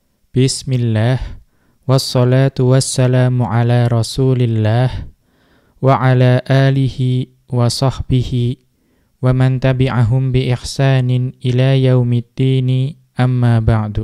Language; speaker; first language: Arabic; non-native, fluent; Indonesian